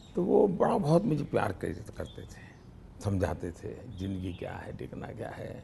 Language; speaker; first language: Hindi; non-native, local second language; Gujarati